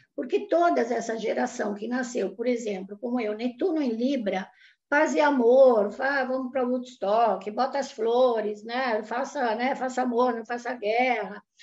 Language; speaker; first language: Portuguese; non-native, fluent; Italian